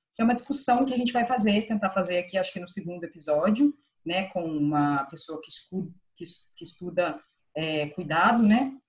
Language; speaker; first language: Portuguese; native; Portuguese